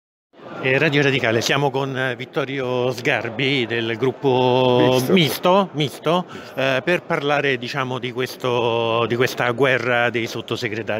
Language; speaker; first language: Italian; native; Italian